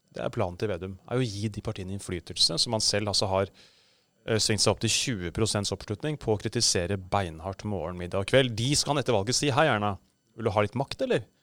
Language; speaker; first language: Norwegian; native; Norwegian